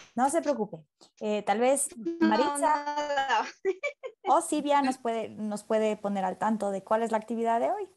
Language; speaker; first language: Spanish; native; Spanish